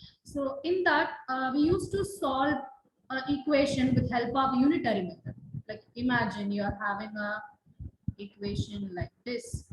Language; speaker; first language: English; non-native, local second language; Tamil